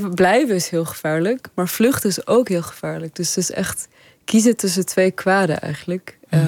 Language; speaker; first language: Dutch; early bilingual, other home language; Persian